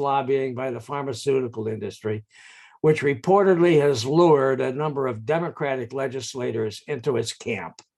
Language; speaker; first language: English; native; English